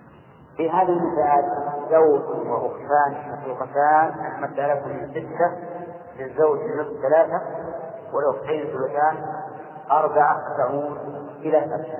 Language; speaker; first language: Arabic; native; Arabic